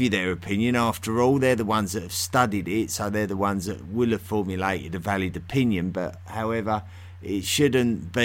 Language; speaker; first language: English; native; English